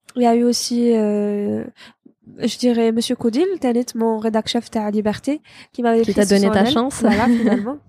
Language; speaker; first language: French; non-native, local second language; Arabic